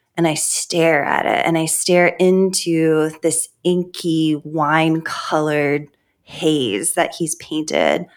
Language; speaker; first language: English; native; English